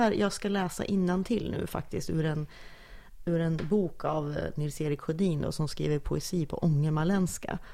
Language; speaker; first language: Swedish; native; Swedish